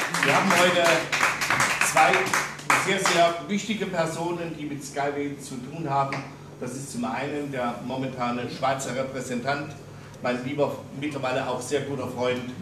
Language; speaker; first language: German; native; German